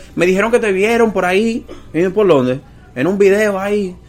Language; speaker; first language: Spanish; early bilingual, other home language; English